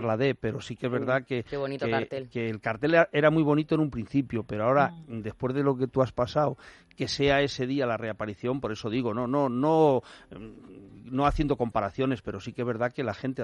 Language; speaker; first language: Spanish; native; Spanish